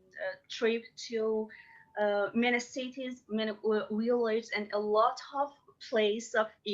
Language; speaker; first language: English; non-native, learner; Persian